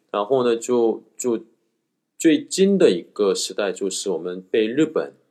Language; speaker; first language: Chinese; non-native, fluent; Korean